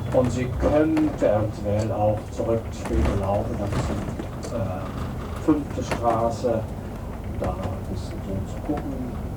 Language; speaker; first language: German; non-native, fluent; English